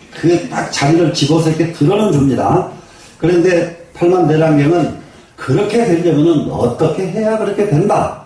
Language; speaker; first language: Korean; native; Korean